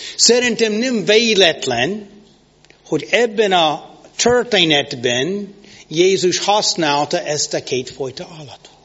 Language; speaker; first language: Hungarian; non-native, learner; English